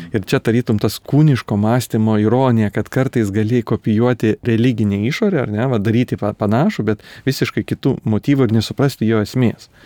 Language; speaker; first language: Lithuanian; native; Lithuanian